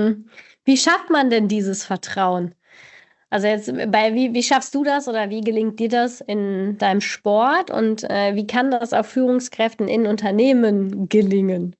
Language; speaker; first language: German; native; German